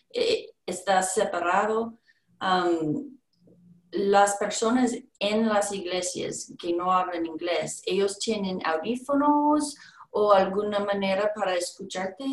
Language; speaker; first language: Spanish; non-native, learner; English